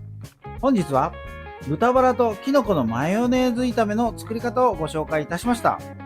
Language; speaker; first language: Japanese; native; Japanese